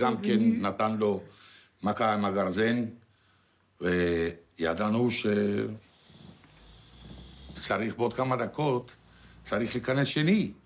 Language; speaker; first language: Hebrew; non-native, fluent; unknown